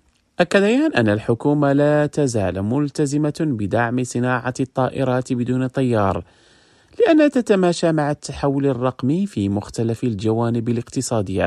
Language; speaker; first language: Arabic; non-native, fluent; Indonesian